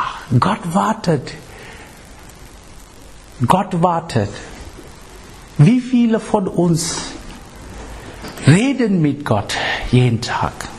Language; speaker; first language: German; non-native, fluent; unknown